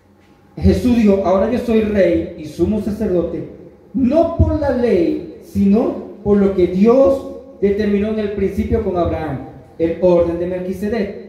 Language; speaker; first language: Spanish; native; Spanish